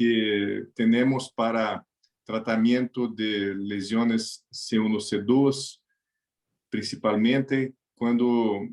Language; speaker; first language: Spanish; non-native, learner; Portuguese